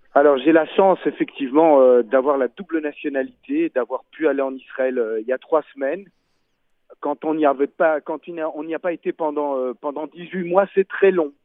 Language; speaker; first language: French; native; French